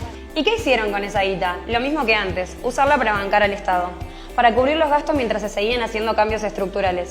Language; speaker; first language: Spanish; native; Spanish